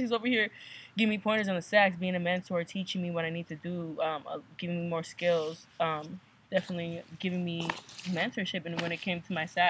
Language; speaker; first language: English; native; English